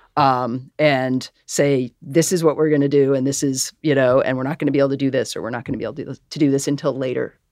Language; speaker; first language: English; native; English